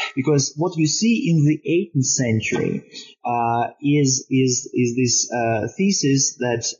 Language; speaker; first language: English; non-native, fluent; Romanian